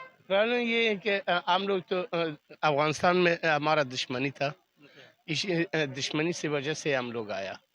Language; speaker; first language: Hindi; non-native, learner; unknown